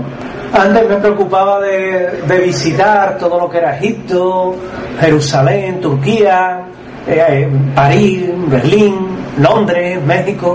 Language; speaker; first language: Spanish; native; Spanish